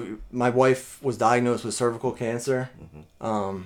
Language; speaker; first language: English; native; English